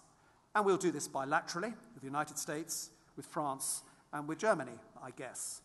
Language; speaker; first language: English; native; English